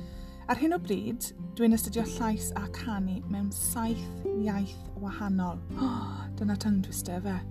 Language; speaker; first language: Welsh; non-native, local second language; English